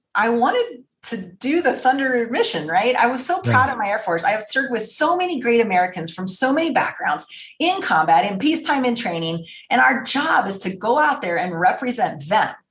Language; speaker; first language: English; native; English